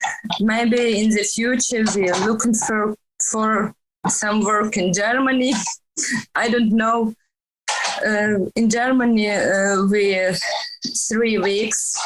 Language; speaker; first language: English; non-native, learner; Ukrainian